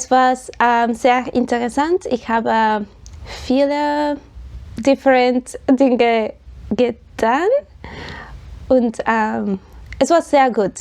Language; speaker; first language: German; non-native, learner; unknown